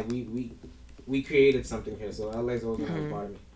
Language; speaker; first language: English; early bilingual, other home language; Lingala